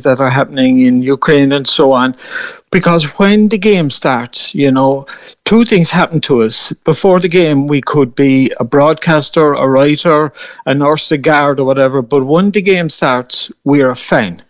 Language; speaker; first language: English; native; English